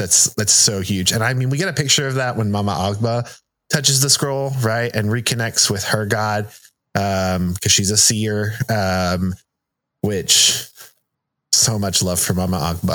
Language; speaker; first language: English; early bilingual, other home language; Spanish